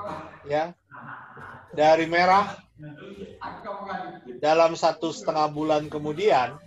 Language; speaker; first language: Indonesian; native; Indonesian